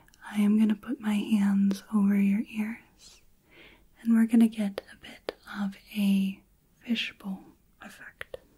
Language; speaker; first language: English; native; English